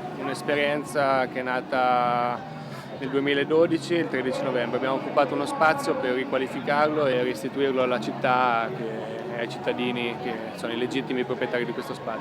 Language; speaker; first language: Italian; native; Italian